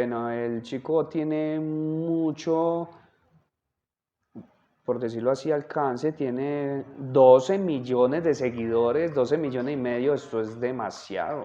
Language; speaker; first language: Spanish; native; Spanish